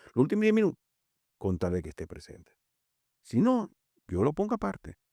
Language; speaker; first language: Spanish; early bilingual, other home language; Italian